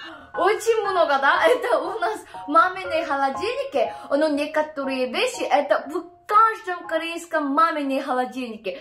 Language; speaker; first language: Russian; non-native, fluent; Korean